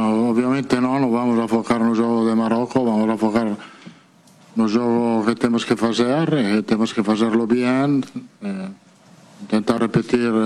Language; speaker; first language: Portuguese; non-native, fluent; Italian